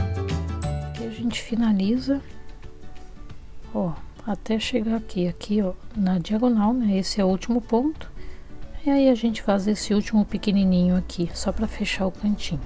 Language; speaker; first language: Portuguese; native; Portuguese